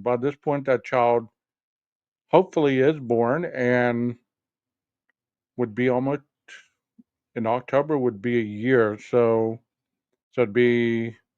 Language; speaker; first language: English; native; English